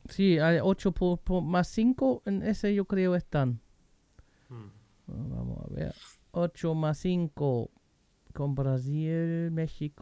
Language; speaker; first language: Spanish; non-native, learner; German